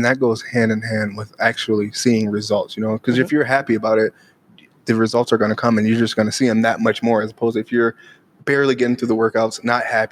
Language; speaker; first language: English; native; English